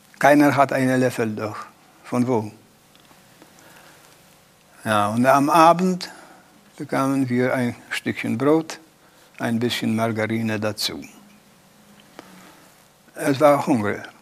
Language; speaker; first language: German; non-native, learner; Polish